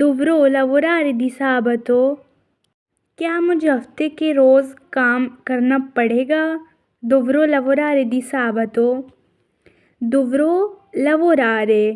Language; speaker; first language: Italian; non-native, fluent; Urdu